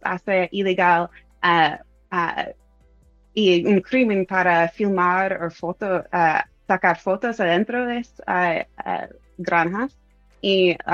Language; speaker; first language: Spanish; non-native, fluent; English